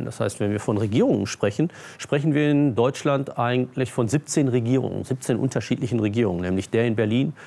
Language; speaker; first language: German; native; German